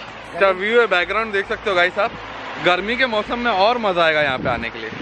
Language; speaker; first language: Hindi; native; Hindi